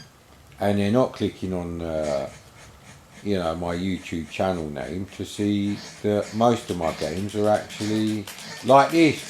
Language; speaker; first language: English; native; English